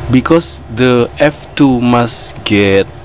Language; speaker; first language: English; non-native, learner; Indonesian